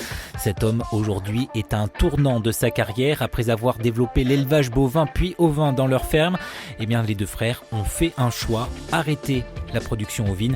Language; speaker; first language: French; native; French